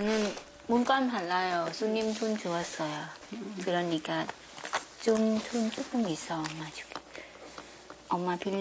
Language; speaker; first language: Korean; non-native, learner; Thai